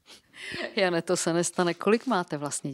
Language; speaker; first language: Czech; native; Czech